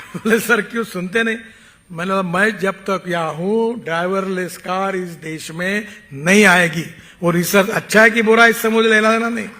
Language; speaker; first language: Hindi; non-native, local second language; Marathi